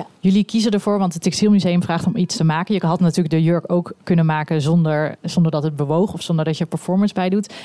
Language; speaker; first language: Dutch; native; Dutch